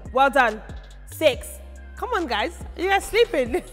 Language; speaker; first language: English; early bilingual, other home language; French